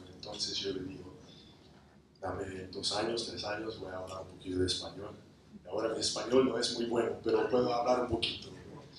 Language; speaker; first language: Spanish; non-native, learner; English